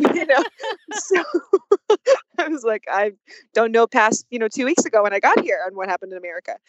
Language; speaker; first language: English; early bilingual, other home language; Russian